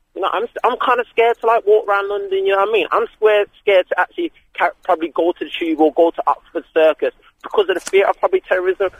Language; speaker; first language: English; native; English